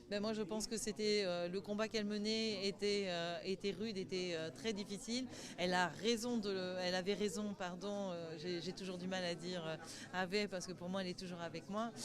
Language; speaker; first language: French; native; French